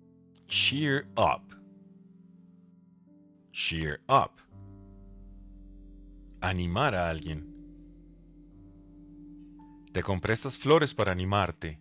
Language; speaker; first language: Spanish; native; Spanish